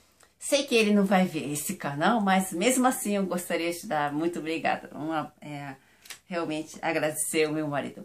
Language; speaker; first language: Portuguese; non-native, fluent; Japanese